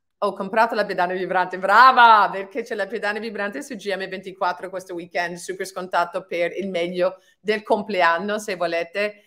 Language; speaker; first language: Italian; non-native, fluent; English